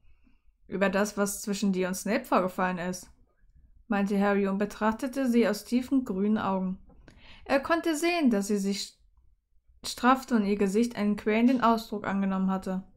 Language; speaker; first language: German; native; German